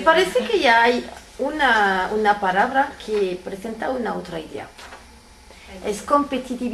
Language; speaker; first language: Spanish; non-native, fluent; French